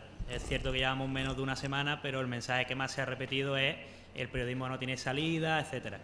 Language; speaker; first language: Spanish; native; Spanish